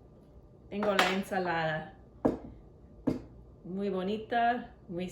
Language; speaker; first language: Spanish; non-native, learner; English